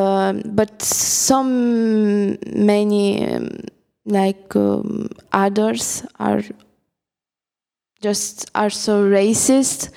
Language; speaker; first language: English; non-native, fluent; Italian